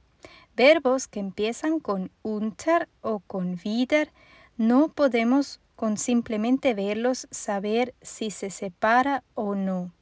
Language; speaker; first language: Spanish; non-native, fluent; German